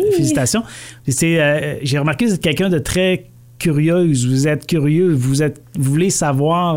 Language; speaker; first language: French; native; French